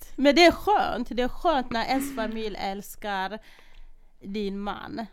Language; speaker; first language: Swedish; early bilingual, other home language; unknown